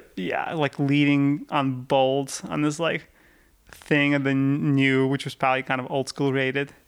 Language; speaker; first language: English; early bilingual, other home language; Russian